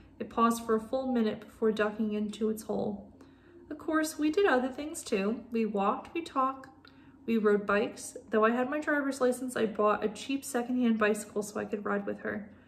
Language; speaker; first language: English; native; English